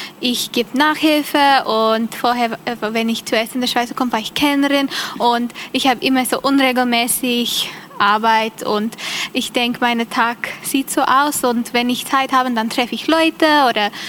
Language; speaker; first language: German; non-native, learner; English